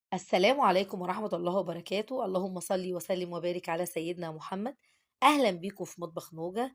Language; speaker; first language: Arabic; native; Arabic